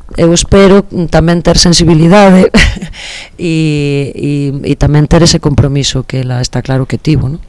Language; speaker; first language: Galician; non-native, local second language; Spanish